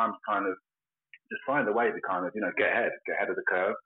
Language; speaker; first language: English; native; English